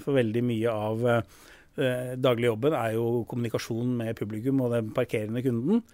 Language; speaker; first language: Norwegian; native; Norwegian